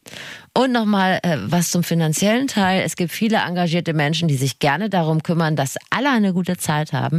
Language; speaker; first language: German; native; German